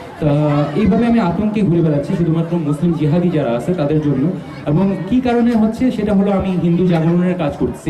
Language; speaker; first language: Bangla; early bilingual, heritage; Bangla